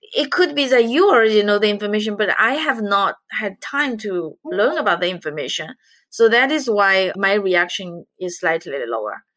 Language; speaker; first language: English; non-native, fluent; Chinese